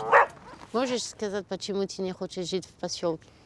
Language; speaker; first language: Russian; non-native, fluent; French